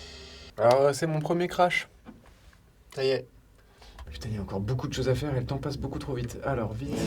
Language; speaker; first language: French; native; French